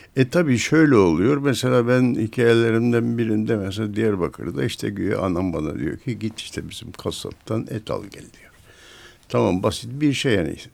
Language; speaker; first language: Turkish; native; Turkish